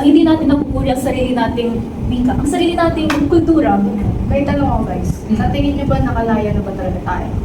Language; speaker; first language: Filipino; native; Filipino